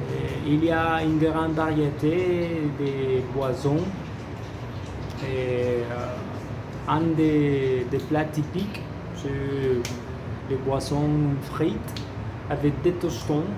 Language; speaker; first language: French; non-native, learner; Spanish